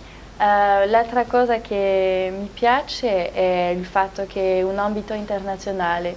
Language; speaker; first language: Italian; non-native, fluent; French